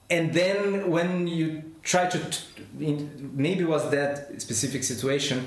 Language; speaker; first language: English; non-native, fluent; Portuguese